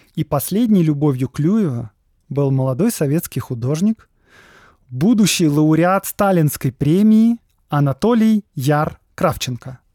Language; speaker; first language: Russian; native; Russian